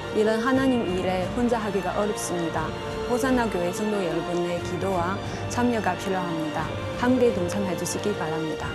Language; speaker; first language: Korean; non-native, fluent; Chinese